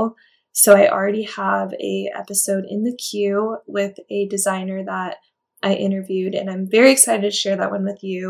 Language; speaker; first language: English; native; English